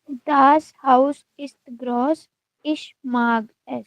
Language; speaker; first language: German; non-native, learner; Hindi